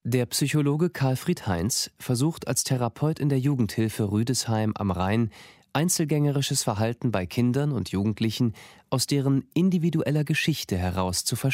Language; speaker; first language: German; native; German